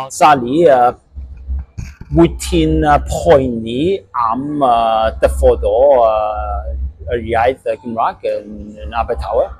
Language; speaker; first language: Welsh; non-native, learner; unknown